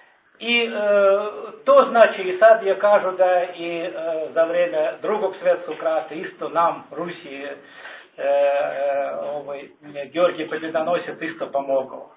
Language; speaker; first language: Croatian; non-native, learner; Russian